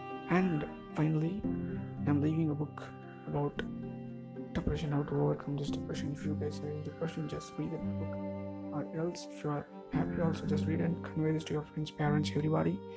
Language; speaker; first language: English; non-native, local second language; Tamil